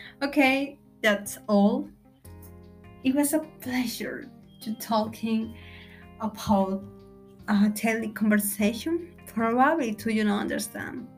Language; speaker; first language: English; non-native, learner; Spanish